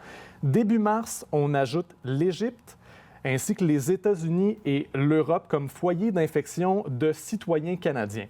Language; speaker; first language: French; native; French